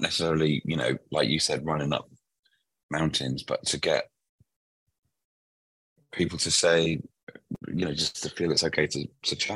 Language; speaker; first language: English; native; English